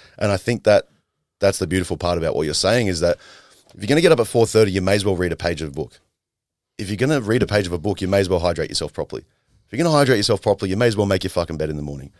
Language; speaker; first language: English; native; English